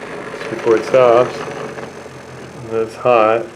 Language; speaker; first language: English; native; English